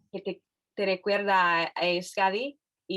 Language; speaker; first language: Spanish; non-native, fluent; English